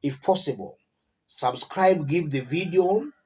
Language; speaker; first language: English; non-native, local second language; Swahili